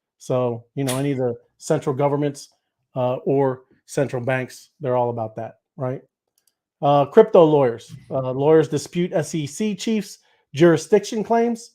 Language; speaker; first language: English; native; English